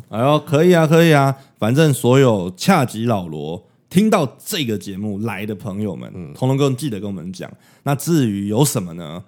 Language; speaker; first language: Chinese; native; Chinese